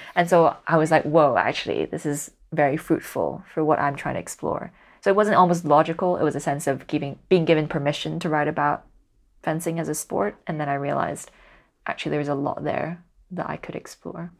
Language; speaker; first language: English; non-native, local second language; Cantonese